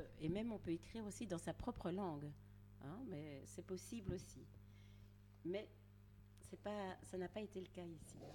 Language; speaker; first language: French; native; French